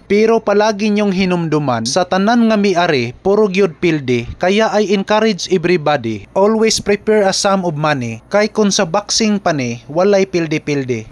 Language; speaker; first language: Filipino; non-native, local second language; Cebuano